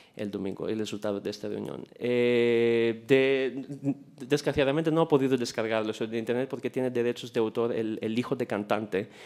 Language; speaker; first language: Spanish; non-native, fluent; Greek